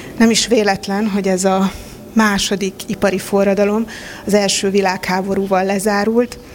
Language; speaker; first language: Hungarian; native; Hungarian